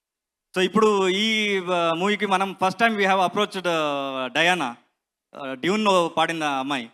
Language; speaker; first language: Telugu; non-native, learner; Kannada